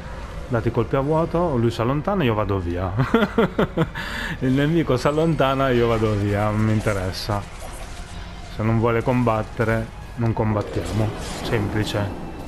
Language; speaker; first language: Italian; native; Italian